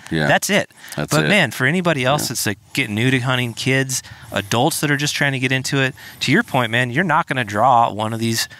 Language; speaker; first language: English; native; English